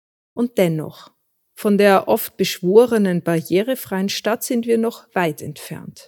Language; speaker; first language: German; native; German